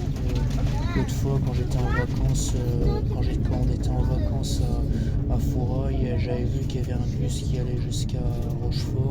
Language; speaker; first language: French; native; French